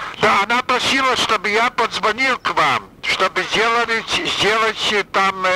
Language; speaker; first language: Russian; non-native, fluent; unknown